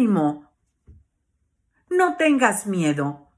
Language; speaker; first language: Spanish; native; Spanish